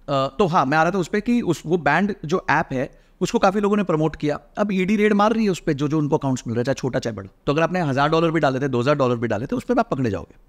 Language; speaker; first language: Hindi; native; Hindi